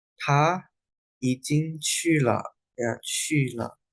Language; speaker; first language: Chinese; non-native, fluent; Indonesian